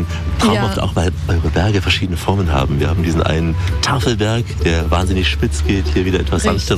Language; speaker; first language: German; native; German